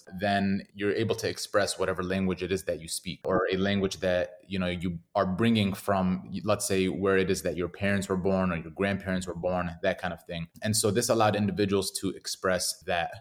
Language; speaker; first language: English; native; English